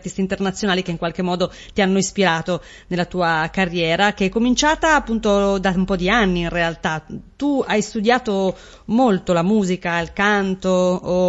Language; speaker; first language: Italian; native; Italian